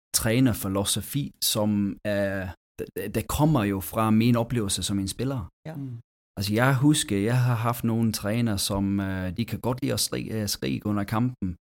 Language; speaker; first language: Danish; non-native, fluent; English